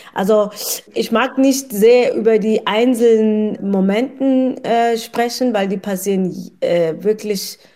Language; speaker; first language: German; non-native, fluent; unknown